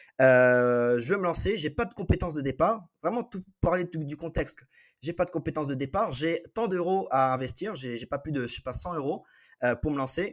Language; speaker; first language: French; native; French